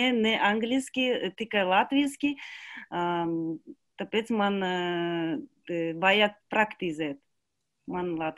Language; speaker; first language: Latvian; non-native, learner; Kazakh